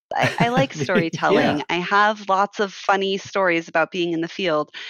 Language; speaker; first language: English; native; English